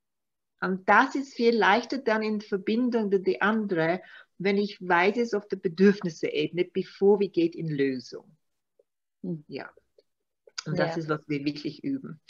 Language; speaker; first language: German; non-native, learner; Maltese